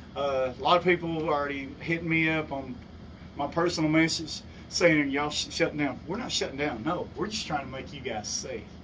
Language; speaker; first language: English; native; English